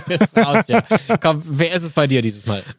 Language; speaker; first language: German; native; German